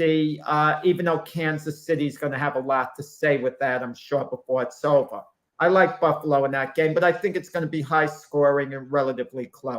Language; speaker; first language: English; native; English